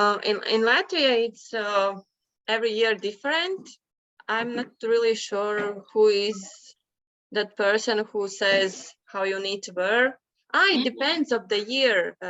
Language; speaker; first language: English; non-native, learner; Latvian